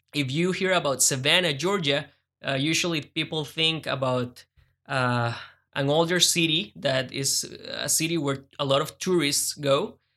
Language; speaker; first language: English; non-native, fluent; Spanish